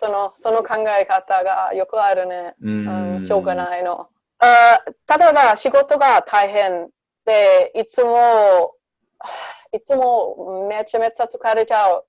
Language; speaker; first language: Japanese; non-native, learner; Danish